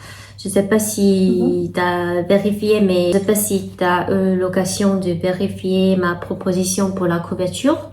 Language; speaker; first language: French; non-native, fluent; Korean